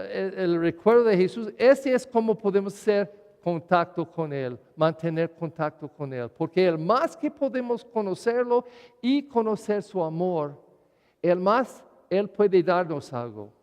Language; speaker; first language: Spanish; non-native, learner; English